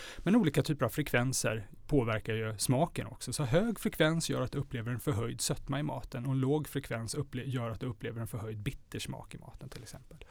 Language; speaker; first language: Swedish; native; Swedish